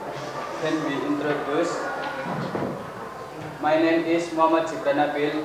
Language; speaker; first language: English; non-native, learner; Indonesian